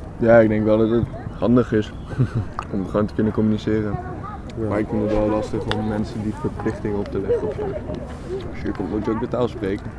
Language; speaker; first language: Dutch; native; Dutch